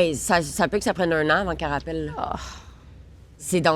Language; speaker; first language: French; native; French